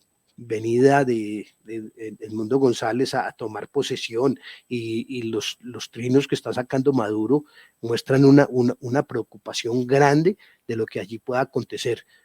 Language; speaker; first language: Spanish; native; Spanish